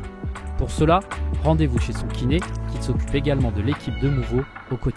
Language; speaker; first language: French; native; French